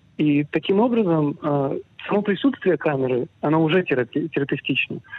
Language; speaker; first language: Russian; early bilingual, other home language; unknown